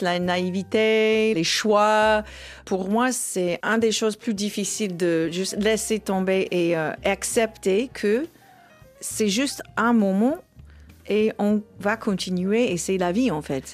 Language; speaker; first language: French; non-native, fluent; English